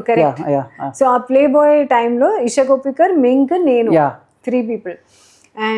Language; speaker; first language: Telugu; non-native, learner; Hindi